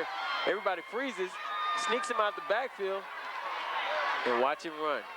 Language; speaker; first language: English; native; English